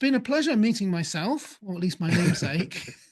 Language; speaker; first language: English; native; English